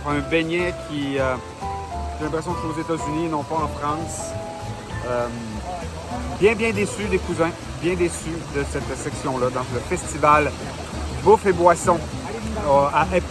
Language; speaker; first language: French; native; French